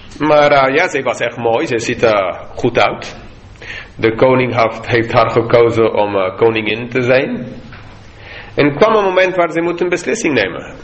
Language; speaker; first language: Dutch; non-native, fluent; English